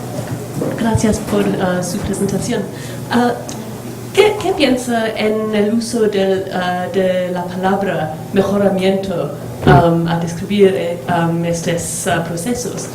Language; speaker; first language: Spanish; non-native, learner; English